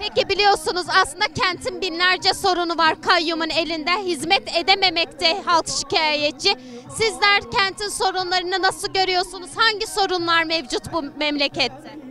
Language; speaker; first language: Turkish; native; Turkish